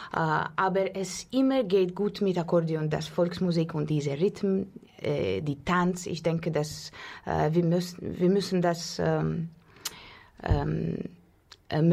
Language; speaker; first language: German; non-native, fluent; Russian